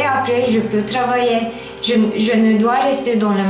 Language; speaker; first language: French; non-native, learner; Turkish